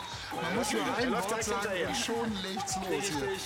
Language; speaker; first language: German; native; German